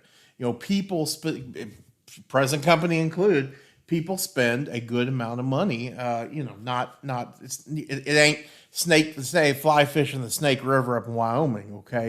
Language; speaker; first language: English; native; English